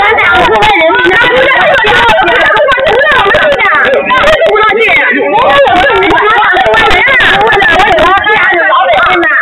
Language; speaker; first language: Chinese; native; Chinese